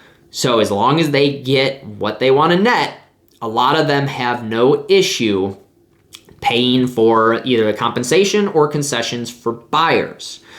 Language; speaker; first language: English; native; English